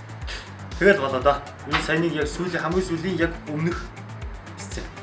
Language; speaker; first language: Mongolian; native; Mongolian